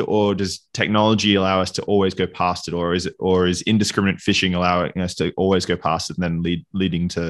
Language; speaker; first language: English; native; English